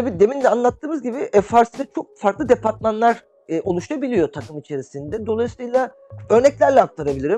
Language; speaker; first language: Turkish; native; Turkish